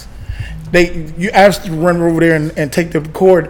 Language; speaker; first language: English; native; English